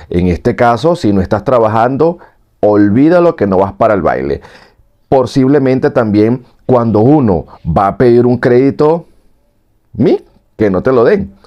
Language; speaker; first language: Spanish; native; Spanish